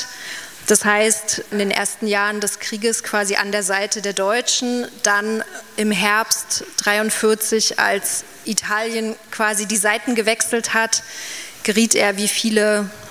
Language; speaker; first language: German; native; German